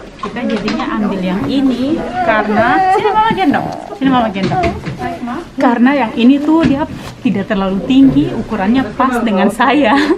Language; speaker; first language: Indonesian; native; Indonesian